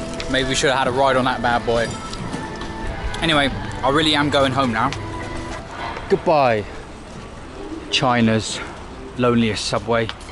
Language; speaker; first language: English; native; English